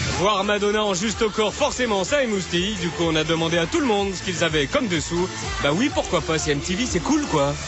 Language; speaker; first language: French; native; French